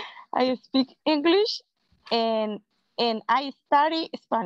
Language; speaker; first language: English; non-native, learner; Spanish